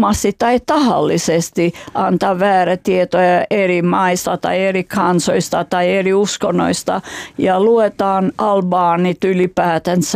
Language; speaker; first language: Finnish; non-native, fluent; Albanian